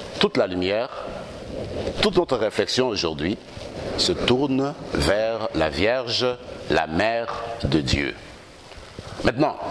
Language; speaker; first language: French; non-native, local second language; Lingala